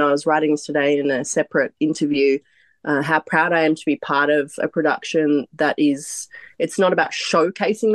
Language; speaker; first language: English; non-native, local second language; Croatian